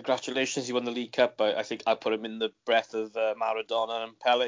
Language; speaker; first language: English; native; English